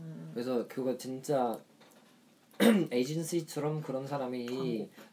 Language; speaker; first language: Korean; non-native, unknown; German